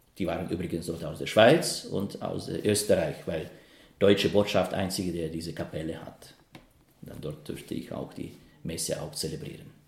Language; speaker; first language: German; non-native, fluent; Russian